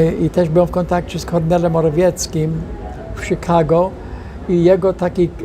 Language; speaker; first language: Polish; non-native, fluent; English